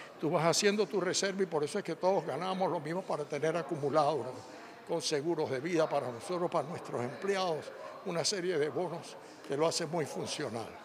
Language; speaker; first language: Spanish; native; Spanish